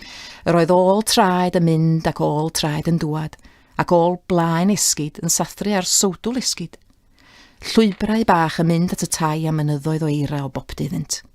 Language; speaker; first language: Welsh; native; Welsh